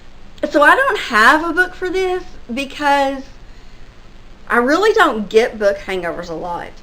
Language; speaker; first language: English; native; English